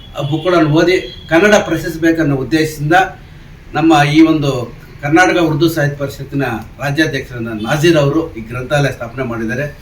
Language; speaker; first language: Kannada; non-native, local second language; Urdu